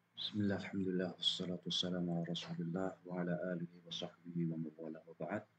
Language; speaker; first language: Arabic; non-native, fluent; Indonesian